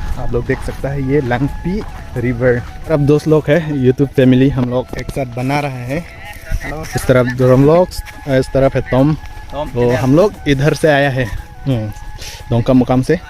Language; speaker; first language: Hindi; non-native, local second language; Karbi